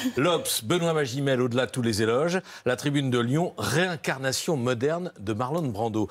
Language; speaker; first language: French; native; French